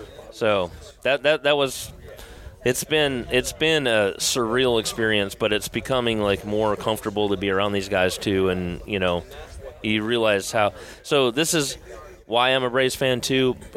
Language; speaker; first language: English; native; English